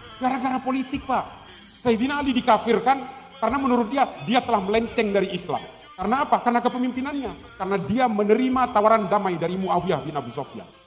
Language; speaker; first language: Indonesian; non-native, local second language; Madurese